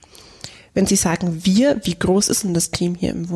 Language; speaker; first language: German; native; German